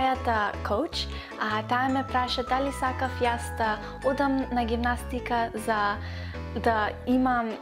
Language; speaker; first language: Macedonian; early bilingual, other home language; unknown